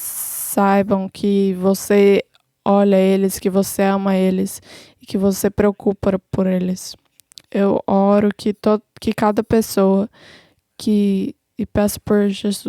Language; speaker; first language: Portuguese; non-native, fluent; English